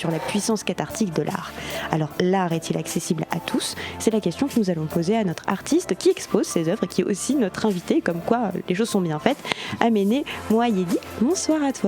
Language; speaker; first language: French; native; French